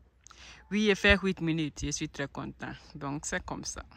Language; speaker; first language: French; non-native, learner; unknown